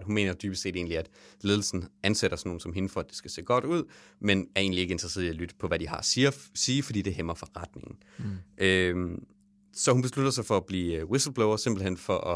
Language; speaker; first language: Danish; native; Danish